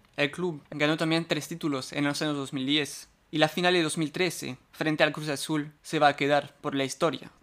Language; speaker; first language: Spanish; non-native, fluent; French